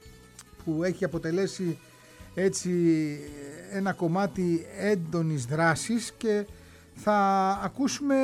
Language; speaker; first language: Greek; native; Greek